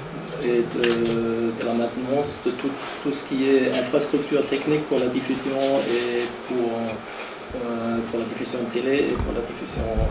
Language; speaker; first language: French; non-native, fluent; German